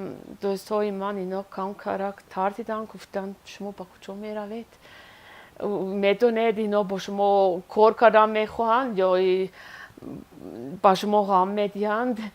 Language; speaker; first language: Persian; non-native, learner; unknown